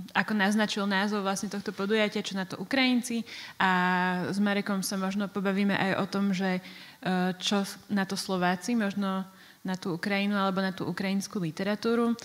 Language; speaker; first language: Slovak; native; Slovak